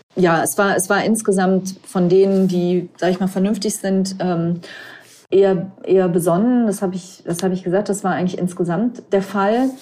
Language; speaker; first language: German; native; German